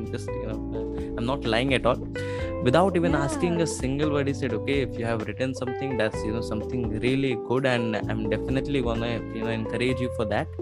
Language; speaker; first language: English; non-native, local second language; Hindi